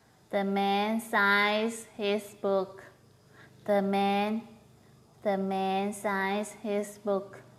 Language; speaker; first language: English; non-native, learner; Vietnamese